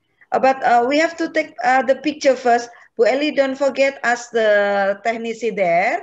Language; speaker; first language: English; non-native, fluent; Indonesian